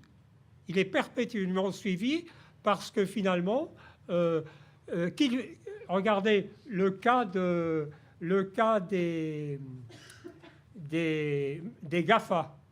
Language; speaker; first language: French; native; French